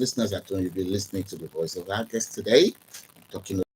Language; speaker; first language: English; non-native, local second language; Yoruba